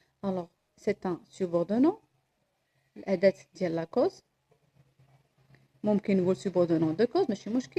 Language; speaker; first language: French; non-native, local second language; Arabic